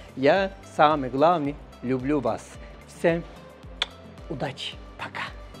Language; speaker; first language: Russian; non-native, learner; Turkish